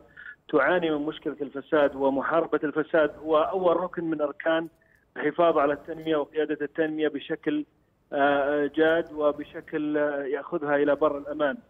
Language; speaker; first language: Arabic; native; Arabic